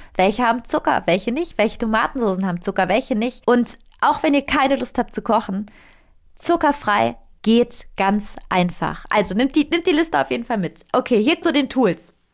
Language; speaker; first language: German; non-native, fluent; Italian